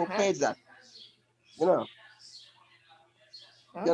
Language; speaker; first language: English; non-native, learner; French